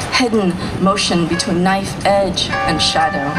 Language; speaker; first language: English; early bilingual, other home language; Vietnamese